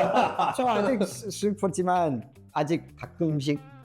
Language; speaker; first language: Korean; non-native, learner; English